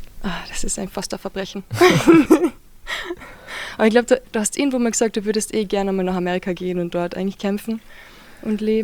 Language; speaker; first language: German; native; German